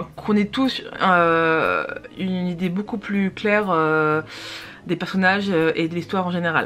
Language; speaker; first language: French; native; French